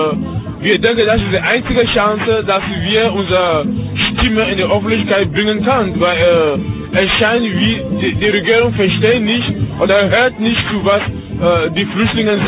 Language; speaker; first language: German; non-native, learner; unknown